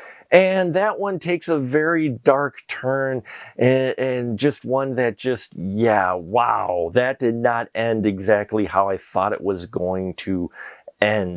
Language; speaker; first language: English; native; English